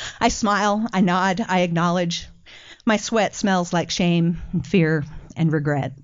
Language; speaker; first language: English; native; English